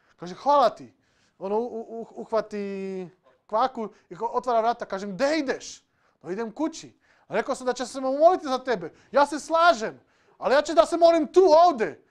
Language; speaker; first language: Serbian; non-native, local second language; Slovak